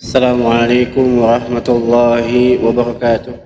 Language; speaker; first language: Indonesian; native; Indonesian